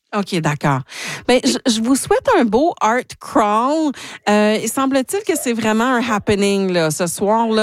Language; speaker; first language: French; native; French